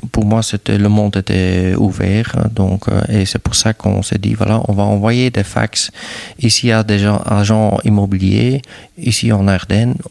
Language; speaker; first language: French; non-native, local second language; Dutch